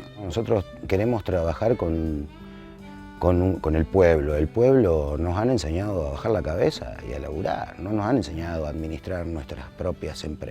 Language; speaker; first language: Spanish; native; Spanish